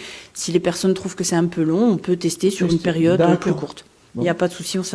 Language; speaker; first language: French; native; French